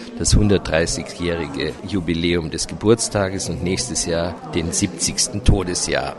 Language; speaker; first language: German; native; German